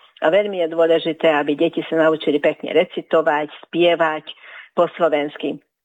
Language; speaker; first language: Slovak; non-native, local second language; Hungarian